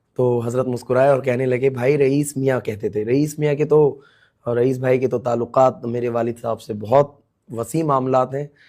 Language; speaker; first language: Urdu; native; Urdu